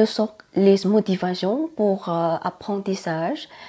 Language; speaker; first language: French; non-native, learner; Thai